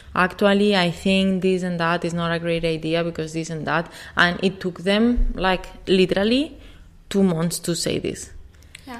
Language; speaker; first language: English; non-native, fluent; Spanish